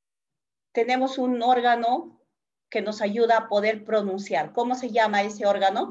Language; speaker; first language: Spanish; native; Spanish